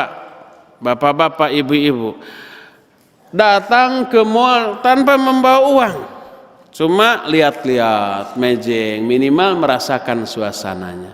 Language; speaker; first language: Indonesian; native; Indonesian